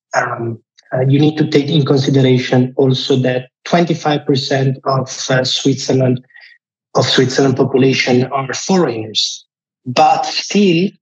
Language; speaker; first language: English; non-native, fluent; Italian